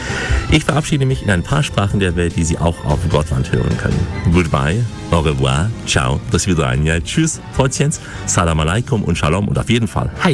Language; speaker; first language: German; native; German